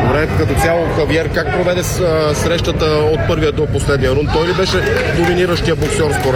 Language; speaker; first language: Bulgarian; native; Bulgarian